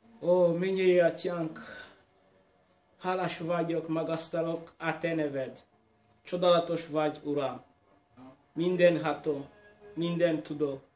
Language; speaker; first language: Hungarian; non-native, learner; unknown